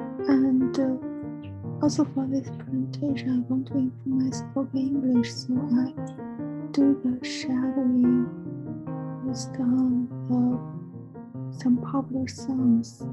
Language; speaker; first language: English; non-native, learner; Chinese